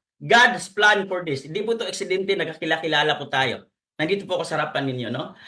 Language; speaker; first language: Filipino; non-native, local second language; Cebuano